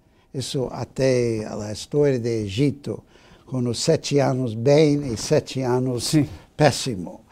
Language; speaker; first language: Portuguese; non-native, fluent; English